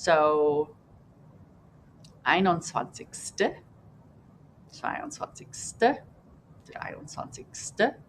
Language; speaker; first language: German; non-native, fluent; English